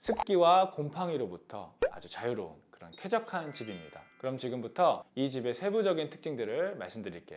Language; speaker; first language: Korean; native; Korean